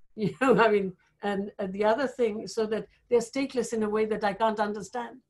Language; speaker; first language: English; non-native, local second language; Bangla